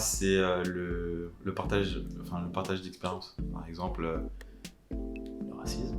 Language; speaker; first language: French; native; French